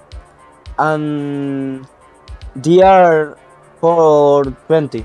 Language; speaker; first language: English; non-native, learner; Spanish